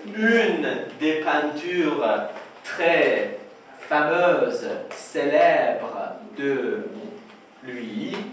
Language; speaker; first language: French; non-native, fluent; Persian